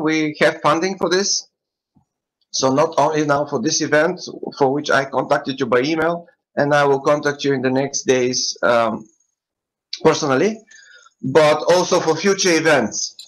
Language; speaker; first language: English; non-native, fluent; Bulgarian